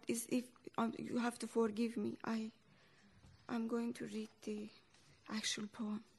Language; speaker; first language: English; non-native, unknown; Persian